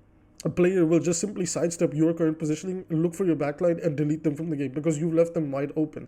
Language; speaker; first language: English; native; English